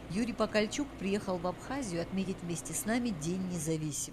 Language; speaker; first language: Russian; native; Russian